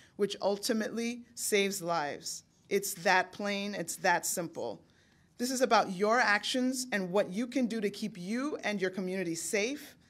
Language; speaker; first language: English; native; English